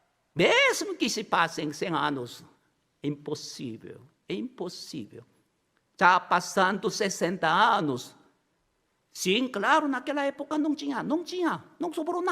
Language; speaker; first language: Portuguese; non-native, learner; Korean